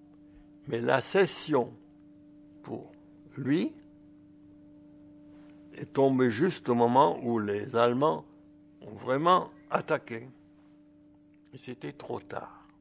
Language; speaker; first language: French; early bilingual, other home language; German